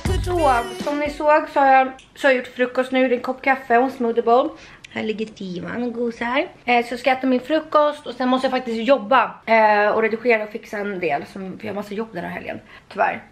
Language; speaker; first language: Swedish; native; Swedish